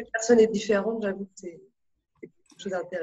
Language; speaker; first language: French; native; French